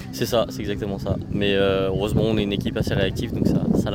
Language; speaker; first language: French; native; French